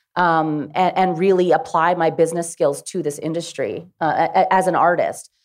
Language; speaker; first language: English; native; English